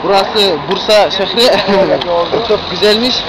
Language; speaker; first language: Turkish; non-native, learner; Kyrgyz